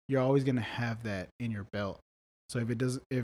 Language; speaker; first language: English; native; English